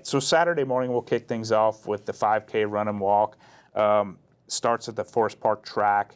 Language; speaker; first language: English; native; English